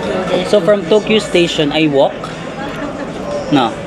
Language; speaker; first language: English; non-native, local second language; Filipino